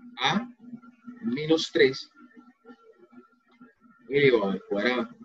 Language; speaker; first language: Spanish; native; Spanish